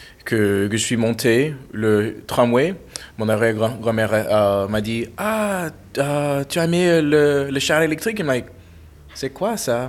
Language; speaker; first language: French; non-native, fluent; English